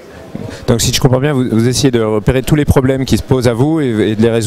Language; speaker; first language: French; native; French